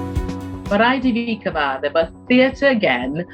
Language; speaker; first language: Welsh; non-native, learner; English